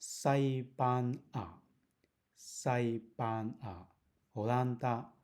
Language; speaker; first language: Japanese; non-native, fluent; Cantonese